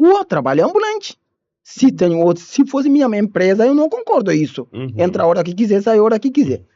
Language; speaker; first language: Portuguese; non-native, learner; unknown